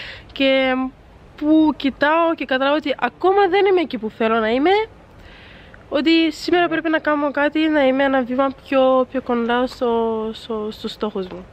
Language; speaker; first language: Greek; non-native, fluent; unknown